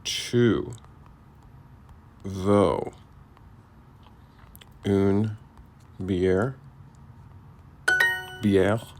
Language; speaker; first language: French; non-native, learner; English